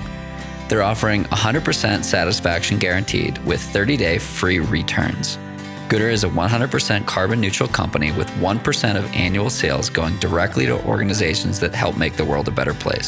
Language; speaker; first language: English; native; English